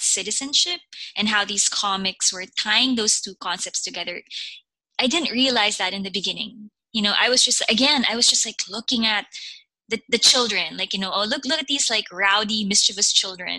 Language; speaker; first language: English; non-native, local second language; Filipino